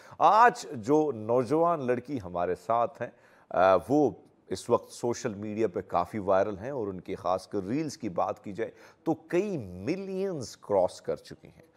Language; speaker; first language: Urdu; non-native, local second language; Pashto